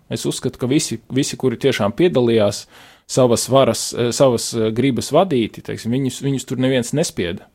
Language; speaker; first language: Latvian; native; Latvian